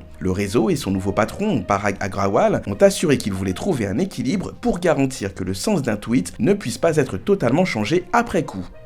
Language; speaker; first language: French; non-native, local second language; Haitian Creole